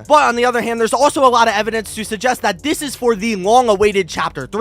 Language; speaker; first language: English; native; English